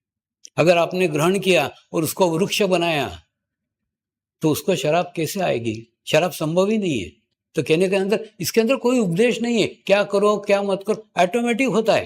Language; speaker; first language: Hindi; native; Hindi